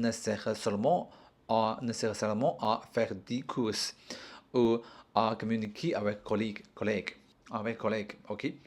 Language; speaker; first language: French; non-native, learner; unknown